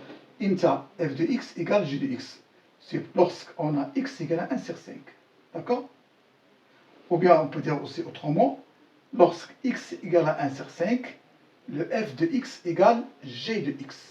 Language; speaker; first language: French; non-native, local second language; Arabic